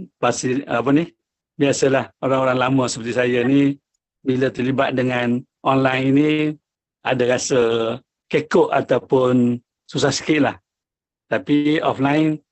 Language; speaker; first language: Malay; native; Malay